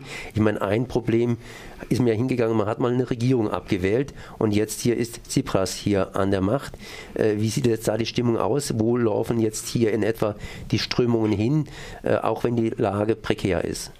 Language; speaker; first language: German; native; German